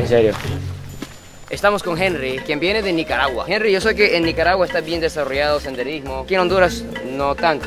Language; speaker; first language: Spanish; non-native, fluent; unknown